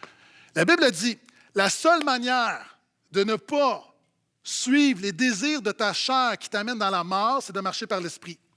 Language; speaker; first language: French; native; French